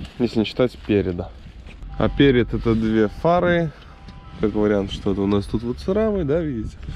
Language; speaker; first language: Russian; native; Russian